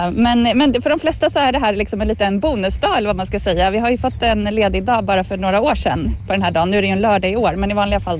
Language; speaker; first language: Swedish; native; Swedish